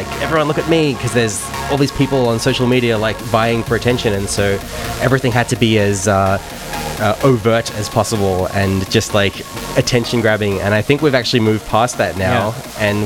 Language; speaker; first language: English; native; English